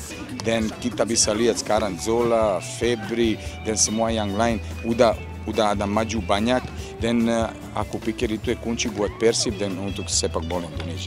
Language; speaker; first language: Indonesian; non-native, fluent; Serbian